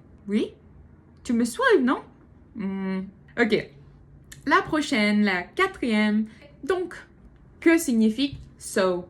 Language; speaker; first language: French; non-native, learner; Portuguese